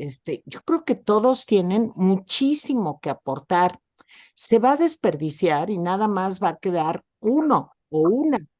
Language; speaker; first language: Spanish; native; Spanish